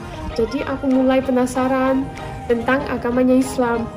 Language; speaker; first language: Indonesian; non-native, fluent; Russian